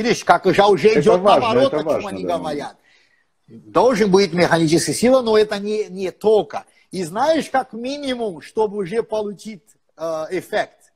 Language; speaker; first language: Russian; non-native, fluent; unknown